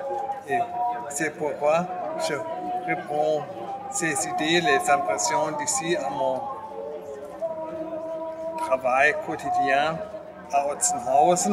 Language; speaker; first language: French; non-native, fluent; German